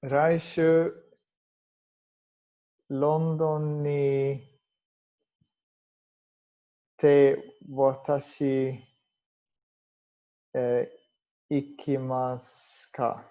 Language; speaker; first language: Japanese; non-native, learner; English